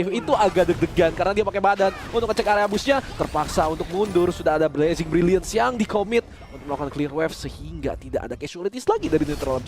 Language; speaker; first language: Indonesian; native; Indonesian